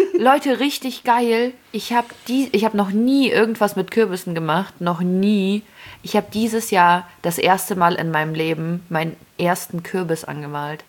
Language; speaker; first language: German; early bilingual, other home language; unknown